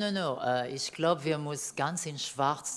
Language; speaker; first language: German; non-native, learner; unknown